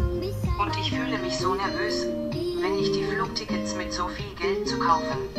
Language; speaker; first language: German; non-native, learner; Chinese